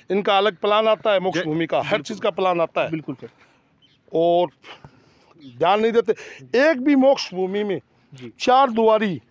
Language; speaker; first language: Hindi; native; Hindi